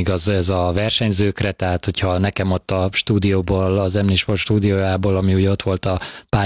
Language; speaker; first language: Hungarian; native; Hungarian